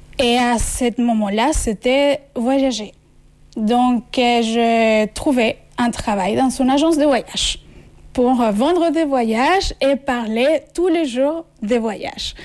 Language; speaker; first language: French; non-native, fluent; Spanish